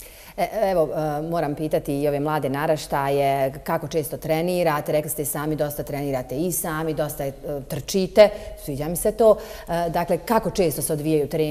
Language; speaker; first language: Serbian; native; Serbian